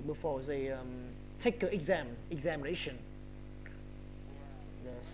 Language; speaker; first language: English; non-native, learner; Vietnamese